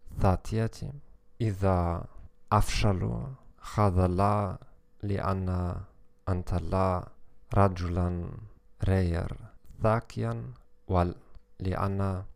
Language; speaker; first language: Arabic; non-native, learner; German